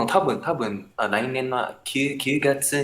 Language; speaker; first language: Japanese; non-native, learner; Malay